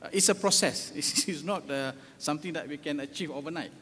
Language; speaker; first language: English; non-native, local second language; Malay